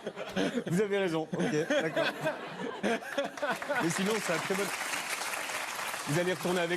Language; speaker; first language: French; native; French